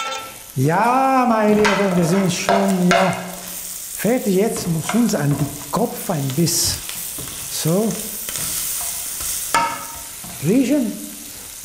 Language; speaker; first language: German; non-native, learner; Italian